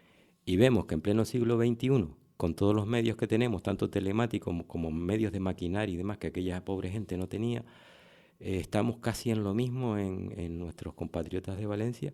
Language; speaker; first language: Spanish; native; Spanish